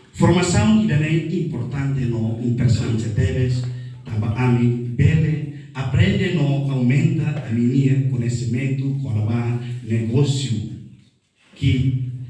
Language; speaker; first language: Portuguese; non-native, local second language; Tetum